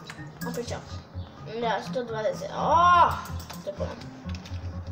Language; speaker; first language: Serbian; early bilingual, heritage; Serbian